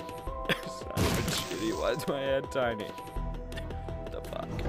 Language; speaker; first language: English; native; English